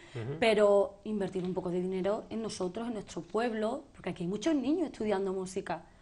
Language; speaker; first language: Spanish; native; Spanish